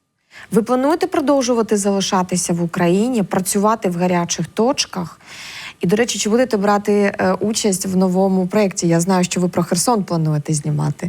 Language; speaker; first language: Ukrainian; native; Ukrainian